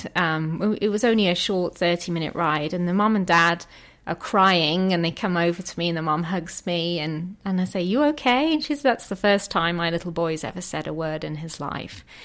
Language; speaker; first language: English; native; English